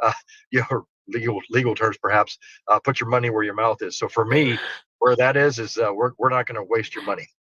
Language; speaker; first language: English; native; English